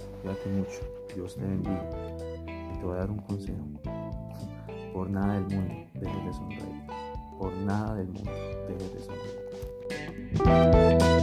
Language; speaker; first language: Spanish; native; Spanish